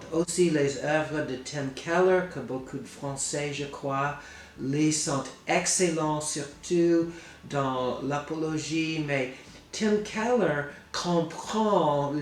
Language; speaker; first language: French; non-native, fluent; English